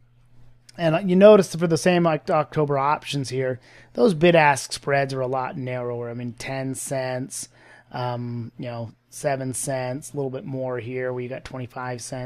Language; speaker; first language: English; native; English